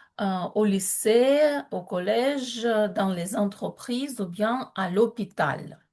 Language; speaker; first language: French; non-native, fluent; Ukrainian